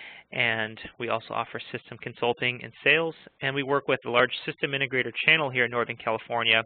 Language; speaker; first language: English; native; English